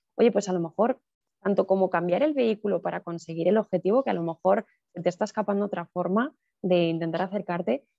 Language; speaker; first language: Spanish; native; Spanish